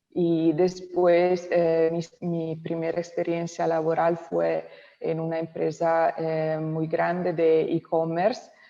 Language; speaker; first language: Spanish; non-native, local second language; Italian